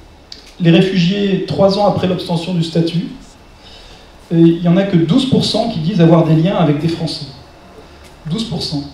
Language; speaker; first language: French; native; French